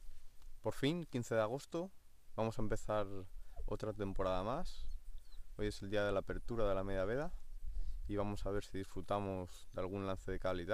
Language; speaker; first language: Spanish; native; Spanish